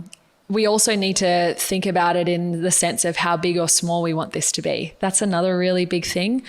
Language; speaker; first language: English; native; English